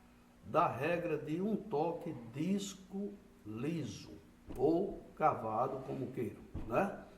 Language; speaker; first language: Portuguese; native; Portuguese